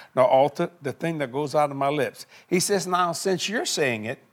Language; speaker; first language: English; native; English